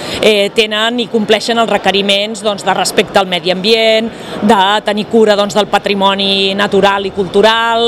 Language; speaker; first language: Catalan; native; Catalan